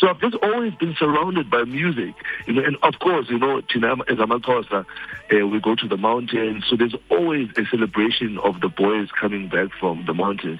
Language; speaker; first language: English; non-native, local second language; Xhosa